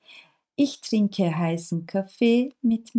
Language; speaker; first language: German; non-native, fluent; Turkish